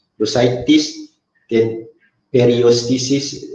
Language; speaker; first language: English; non-native, local second language; Malay